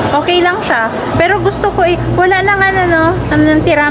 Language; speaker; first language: Filipino; non-native, local second language; Cebuano